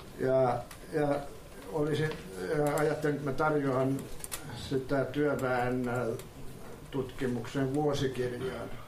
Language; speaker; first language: Finnish; non-native, local second language; Swedish